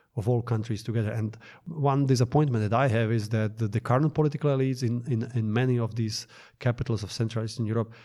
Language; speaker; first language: English; non-native, fluent; Slovak